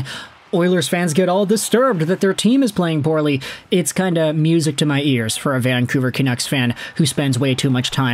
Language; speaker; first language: English; native; English